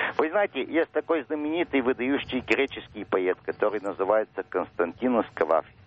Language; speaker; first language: Russian; early bilingual, heritage; Russian